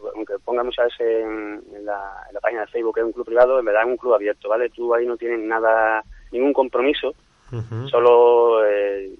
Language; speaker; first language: Spanish; native; Spanish